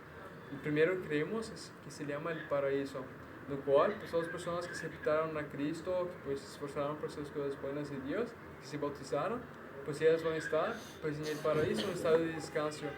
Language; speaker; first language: Spanish; native; Spanish